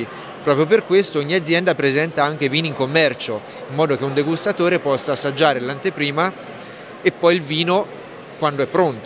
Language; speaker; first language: Italian; native; Italian